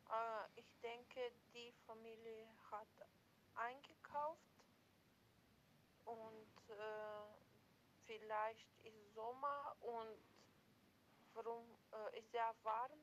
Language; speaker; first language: German; non-native, learner; Macedonian